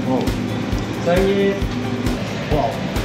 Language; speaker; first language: Korean; non-native, learner; Japanese